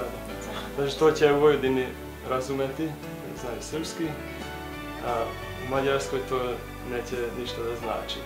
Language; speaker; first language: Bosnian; non-native, local second language; Hungarian